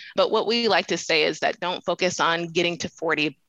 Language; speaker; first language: English; native; English